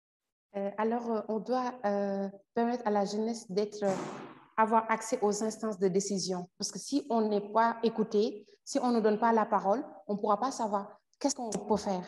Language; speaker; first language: French; non-native, local second language; Wolof